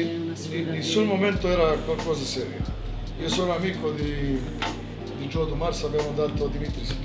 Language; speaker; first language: Italian; non-native, fluent; Serbian